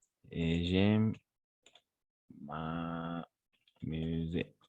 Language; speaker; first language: French; non-native, fluent; Spanish